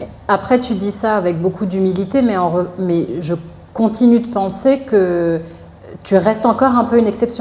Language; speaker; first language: French; native; French